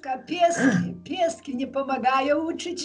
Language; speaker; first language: Polish; native; Polish